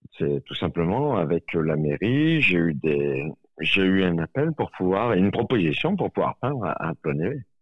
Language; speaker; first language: French; native; French